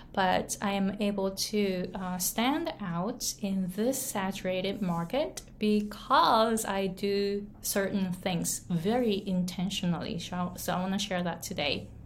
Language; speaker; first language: English; non-native, fluent; Japanese